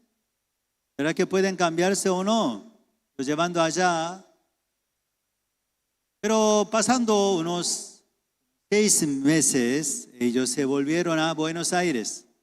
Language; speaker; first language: Spanish; non-native, fluent; Korean